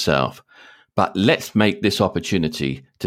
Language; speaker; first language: English; native; English